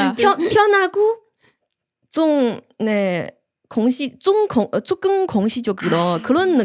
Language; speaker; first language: Korean; non-native, learner; Chinese